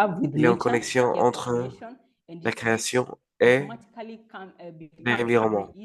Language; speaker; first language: French; non-native, learner; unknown